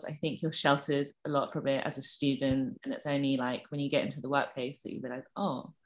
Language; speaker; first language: English; native; English